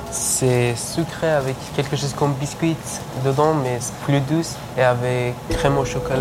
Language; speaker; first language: French; non-native, learner; Persian